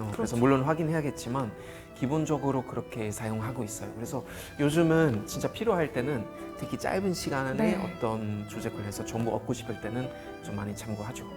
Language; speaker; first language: Korean; non-native, fluent; German